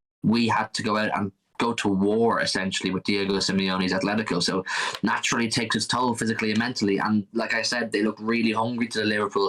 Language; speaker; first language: English; native; English